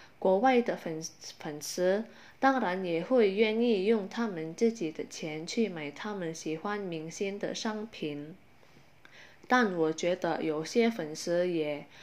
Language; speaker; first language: Chinese; non-native, fluent; Indonesian